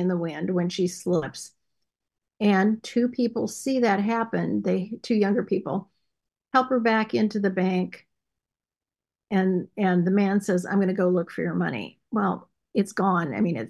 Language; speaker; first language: English; native; English